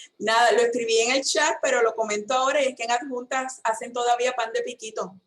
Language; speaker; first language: Spanish; native; Spanish